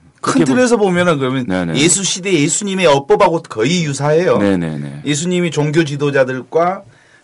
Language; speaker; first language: Korean; native; Korean